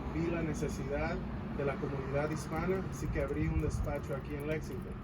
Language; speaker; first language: Spanish; early bilingual, heritage; Spanish